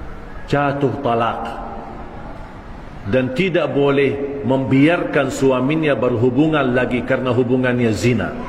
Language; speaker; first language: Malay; non-native, fluent; Arabic